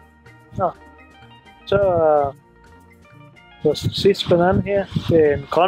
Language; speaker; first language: Danish; non-native, learner; Swahili